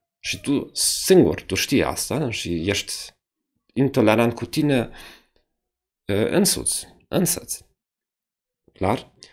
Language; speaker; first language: Romanian; non-native, fluent; German